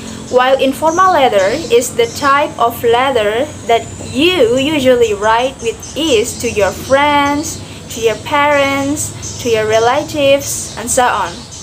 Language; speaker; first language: English; non-native, fluent; Indonesian